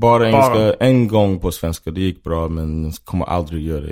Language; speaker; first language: Swedish; non-native, fluent; English